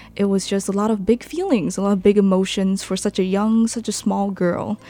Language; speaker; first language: English; non-native, local second language; Chinese